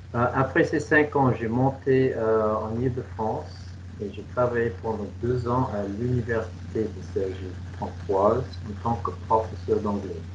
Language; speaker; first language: French; non-native, fluent; English